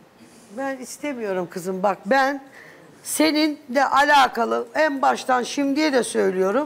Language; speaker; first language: Turkish; native; Turkish